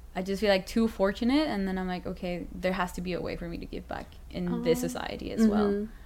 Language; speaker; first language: English; non-native, fluent; Spanish